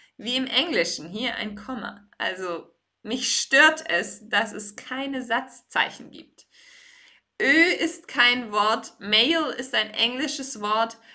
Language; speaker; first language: German; native; German